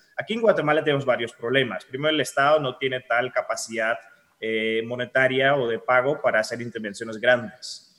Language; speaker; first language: Spanish; non-native, fluent; Dutch